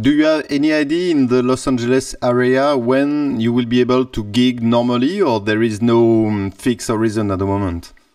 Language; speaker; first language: English; non-native, fluent; French